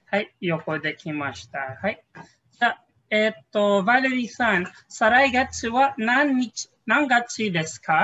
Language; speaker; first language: Japanese; non-native, fluent; Filipino